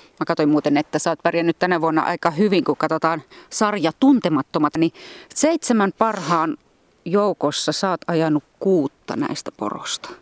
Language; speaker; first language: Finnish; native; Finnish